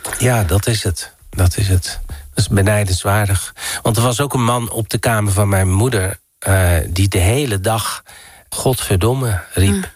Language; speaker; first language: Dutch; early bilingual, other home language; Riffian